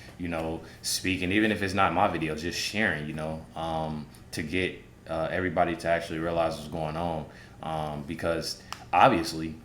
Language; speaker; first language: English; native; English